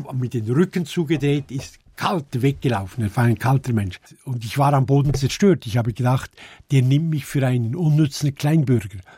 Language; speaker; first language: German; native; German